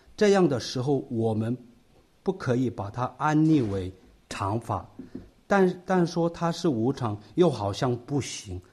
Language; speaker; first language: Chinese; non-native, local second language; Tibetan